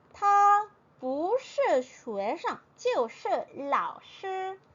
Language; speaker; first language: Chinese; non-native, fluent; Korean